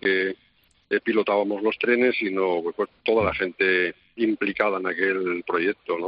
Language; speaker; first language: Spanish; native; Spanish